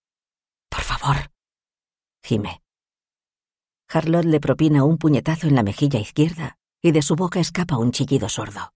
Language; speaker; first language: Spanish; native; Spanish